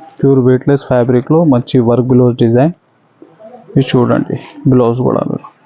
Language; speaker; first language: Telugu; non-native, local second language; Urdu